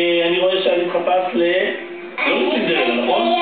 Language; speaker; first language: Hebrew; native; Hebrew